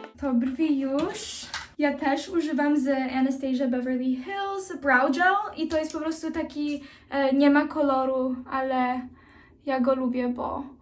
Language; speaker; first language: Polish; early bilingual, heritage; Polish